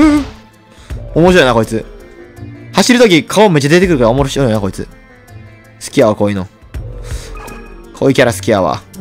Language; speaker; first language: Japanese; native; Japanese